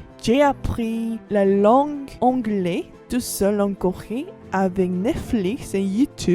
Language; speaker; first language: French; non-native, learner; Korean